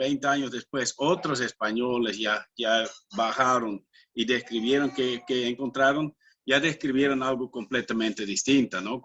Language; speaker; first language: Spanish; non-native, fluent; Dutch